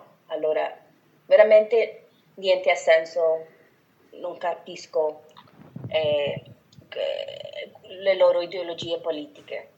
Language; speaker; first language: Italian; non-native, fluent; Spanish